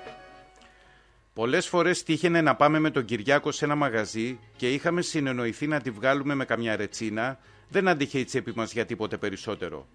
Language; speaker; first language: Greek; native; Greek